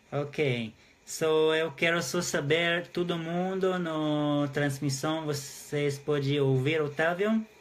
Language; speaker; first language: Portuguese; non-native, fluent; Hebrew